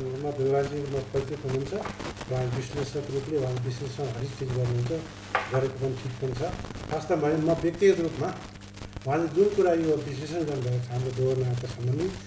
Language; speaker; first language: Nepali; native; Nepali